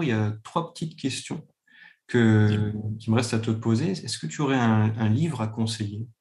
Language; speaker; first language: French; native; French